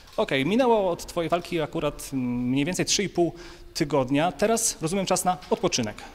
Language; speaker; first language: Polish; native; Polish